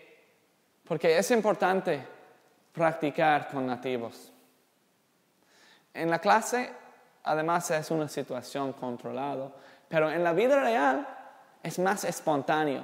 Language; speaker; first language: Spanish; non-native, fluent; English